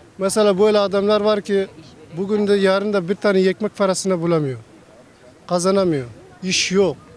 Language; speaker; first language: Turkish; non-native, learner; Persian